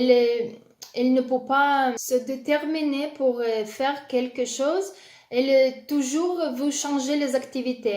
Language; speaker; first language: French; non-native, learner; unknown